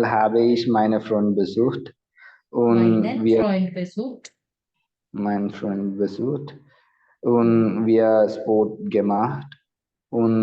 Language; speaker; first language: German; non-native, learner; Malayalam